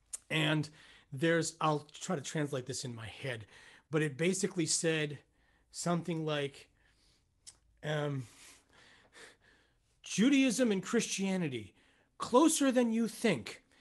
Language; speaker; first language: English; native; English